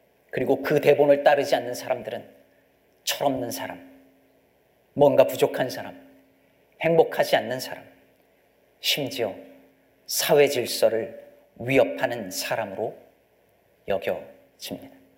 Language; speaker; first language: Korean; native; Korean